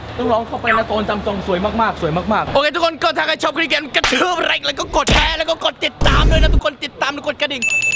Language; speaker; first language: Thai; early bilingual, other home language; Korean